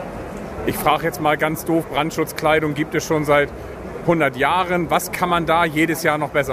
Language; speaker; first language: German; native; German